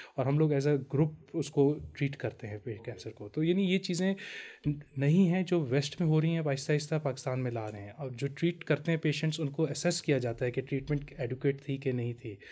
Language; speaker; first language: Urdu; native; Urdu